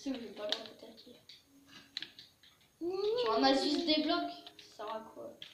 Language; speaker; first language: French; native; French